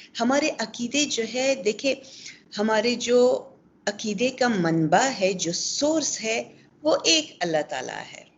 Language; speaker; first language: Urdu; non-native, local second language; Pashto